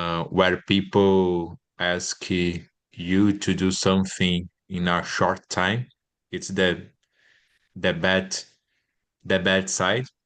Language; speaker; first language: English; non-native, learner; Portuguese